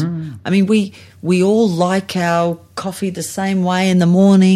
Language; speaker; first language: English; native; English